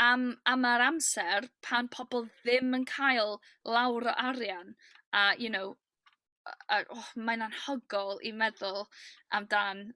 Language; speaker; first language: Welsh; non-native, learner; English